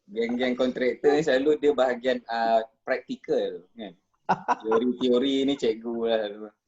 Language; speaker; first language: Malay; native; Malay